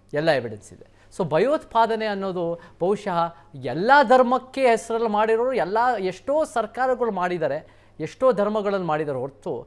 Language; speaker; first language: Kannada; early bilingual, heritage; Kannada